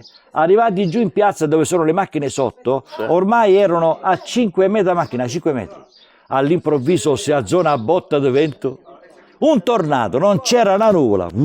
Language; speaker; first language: Italian; native; Italian